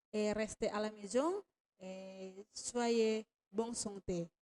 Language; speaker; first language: French; non-native, fluent; Indonesian